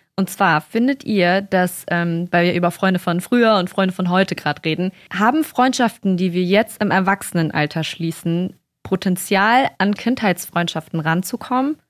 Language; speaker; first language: German; early bilingual, other home language; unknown